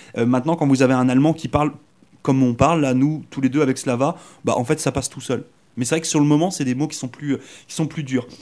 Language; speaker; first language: French; native; French